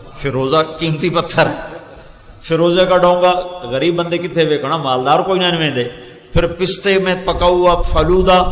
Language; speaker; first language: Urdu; non-native, local second language; Punjabi